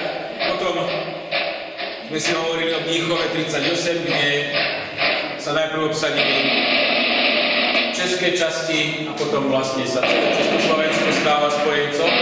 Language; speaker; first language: Slovak; native; Slovak